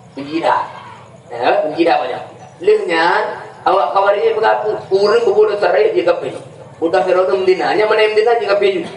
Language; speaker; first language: Malay; non-native, local second language; Achinese